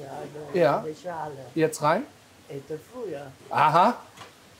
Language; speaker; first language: German; native; German